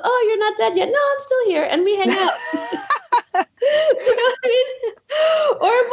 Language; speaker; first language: English; early bilingual, other home language; Spanish